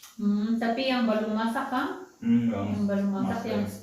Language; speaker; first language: Indonesian; non-native, learner; Filipino